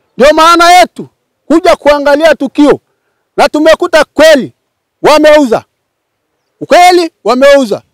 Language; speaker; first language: Swahili; non-native, local second language; Masai